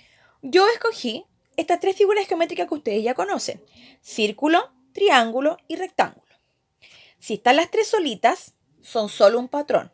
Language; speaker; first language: Spanish; native; Spanish